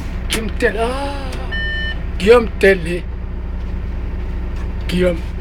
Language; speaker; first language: French; non-native, fluent; Portuguese